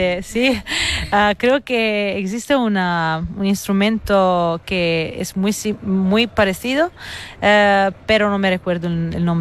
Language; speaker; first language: Spanish; non-native, fluent; Italian